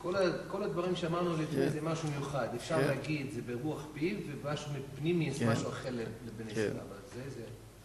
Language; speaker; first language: Hebrew; non-native, fluent; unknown